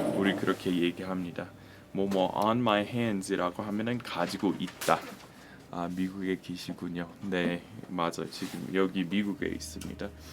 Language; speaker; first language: Korean; non-native, fluent; English